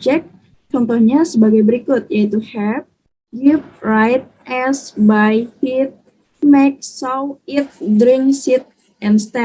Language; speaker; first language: English; non-native, learner; Indonesian